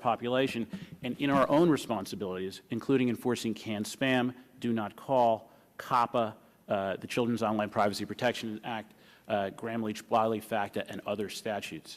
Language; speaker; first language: English; native; English